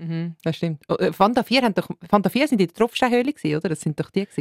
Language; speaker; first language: German; native; German